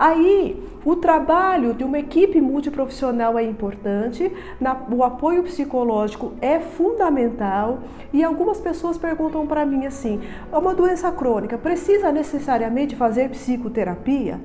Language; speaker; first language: Portuguese; native; Portuguese